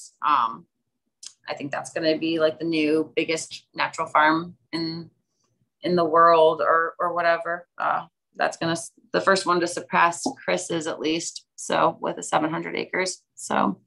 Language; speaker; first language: English; native; English